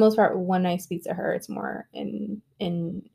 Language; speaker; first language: English; early bilingual, other home language; Spanish